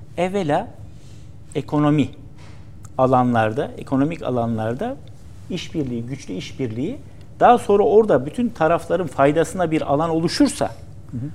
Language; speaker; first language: Turkish; native; Turkish